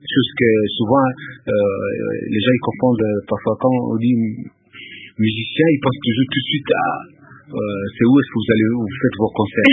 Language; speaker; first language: French; non-native, local second language; Lingala